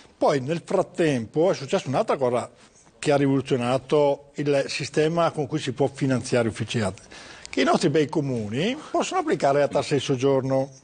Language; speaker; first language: Italian; native; Italian